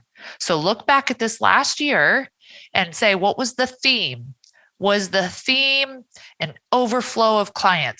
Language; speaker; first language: English; native; English